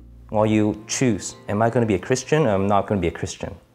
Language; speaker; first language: English; early bilingual, other home language; Cantonese